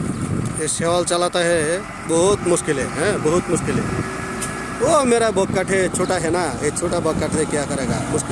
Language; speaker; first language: Hindi; non-native, learner; Bangla